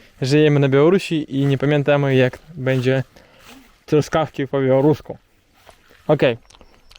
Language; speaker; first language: Polish; non-native, learner; Russian